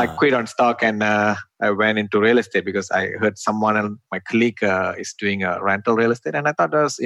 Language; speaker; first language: English; non-native, local second language; Tamil